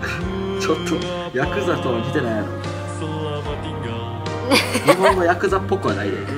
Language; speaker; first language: Japanese; native; Japanese